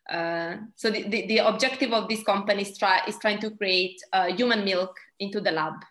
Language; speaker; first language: English; non-native, fluent; Italian